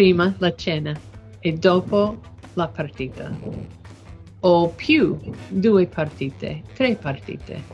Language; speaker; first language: Italian; non-native, learner; English